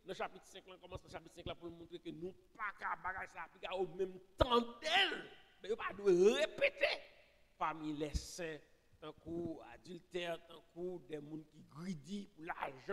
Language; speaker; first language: French; non-native, local second language; Haitian Creole